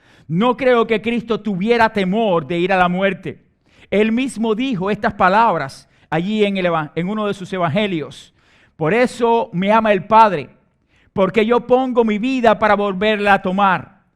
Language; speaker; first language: Spanish; native; Spanish